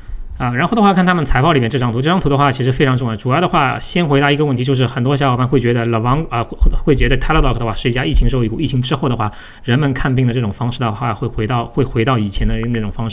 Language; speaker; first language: Chinese; native; Chinese